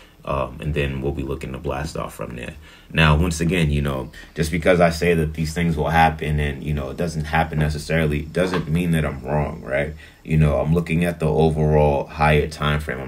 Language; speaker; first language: English; native; English